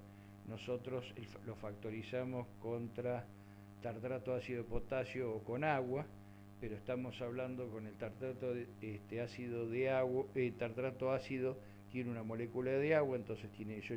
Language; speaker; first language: Spanish; native; Spanish